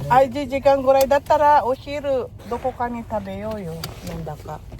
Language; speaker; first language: Japanese; non-native, fluent; Filipino